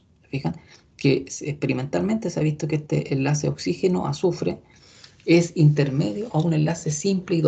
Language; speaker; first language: Spanish; native; Spanish